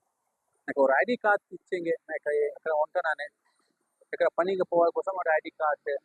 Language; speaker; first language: Telugu; non-native, learner; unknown